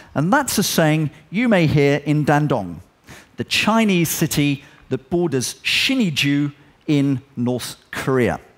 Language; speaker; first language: English; native; English